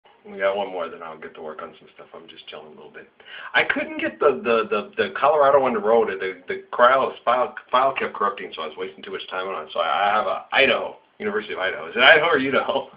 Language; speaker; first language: English; native; English